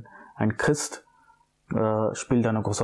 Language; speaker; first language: German; non-native, fluent; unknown